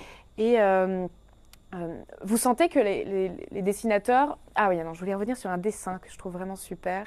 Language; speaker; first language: French; native; French